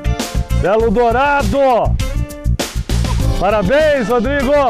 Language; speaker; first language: Portuguese; native; Portuguese